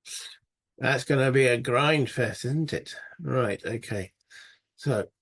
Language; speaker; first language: English; native; English